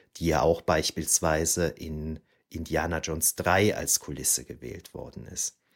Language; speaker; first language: German; native; German